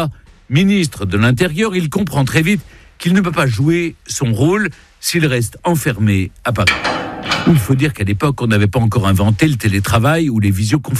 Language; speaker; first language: French; native; French